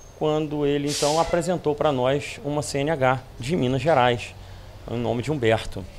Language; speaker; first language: Portuguese; native; Portuguese